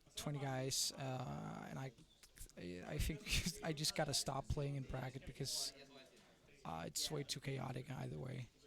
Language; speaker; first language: English; non-native, fluent; Danish